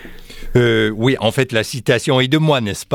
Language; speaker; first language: French; non-native, fluent; English